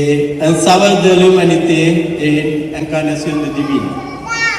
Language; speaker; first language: French; non-native, fluent; Sinhala